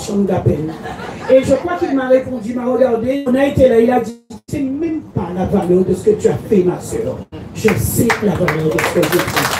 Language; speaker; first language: French; native; French